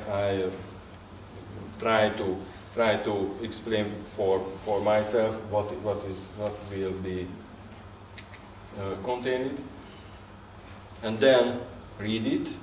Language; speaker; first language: English; non-native, learner; Hungarian